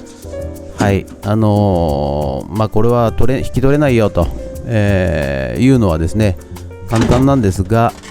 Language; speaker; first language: Japanese; native; Japanese